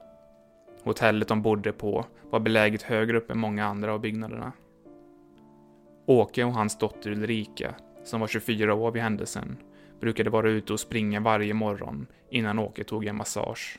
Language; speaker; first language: Swedish; native; Swedish